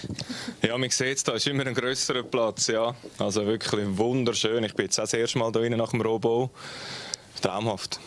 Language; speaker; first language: German; native; German